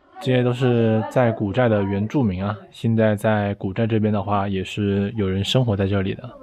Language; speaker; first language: Chinese; native; Chinese